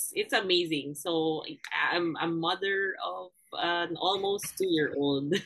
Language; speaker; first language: English; non-native, local second language; Filipino